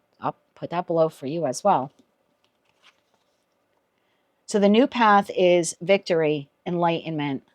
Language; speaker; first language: English; native; English